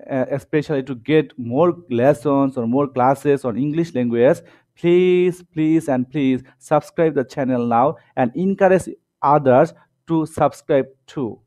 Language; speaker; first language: English; non-native, local second language; Bangla